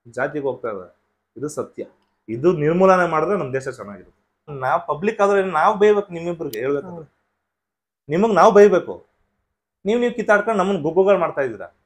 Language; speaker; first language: Kannada; non-native, local second language; Telugu